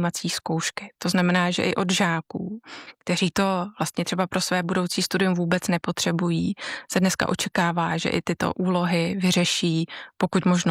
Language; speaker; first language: Czech; native; Czech